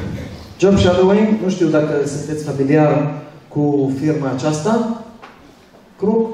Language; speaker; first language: Romanian; early bilingual, other home language; Hebrew